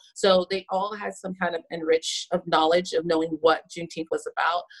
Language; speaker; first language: English; native; English